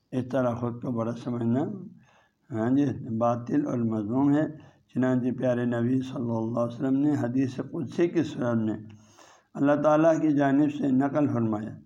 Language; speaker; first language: Urdu; non-native, local second language; Balti